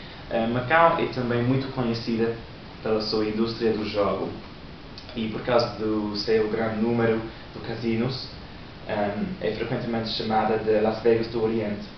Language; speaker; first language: Portuguese; non-native, learner; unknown